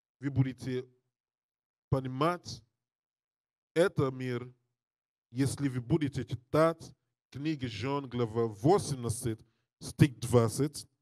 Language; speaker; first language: Russian; non-native, learner; English